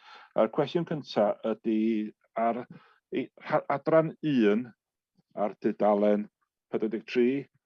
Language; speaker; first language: Welsh; native; Welsh